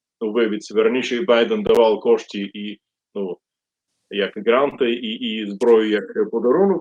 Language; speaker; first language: Ukrainian; non-native, fluent; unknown